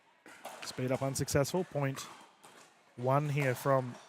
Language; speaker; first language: English; native; English